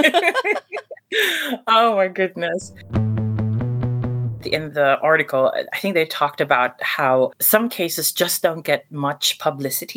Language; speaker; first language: English; non-native, local second language; Cebuano